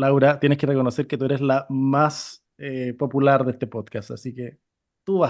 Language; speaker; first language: Spanish; native; Spanish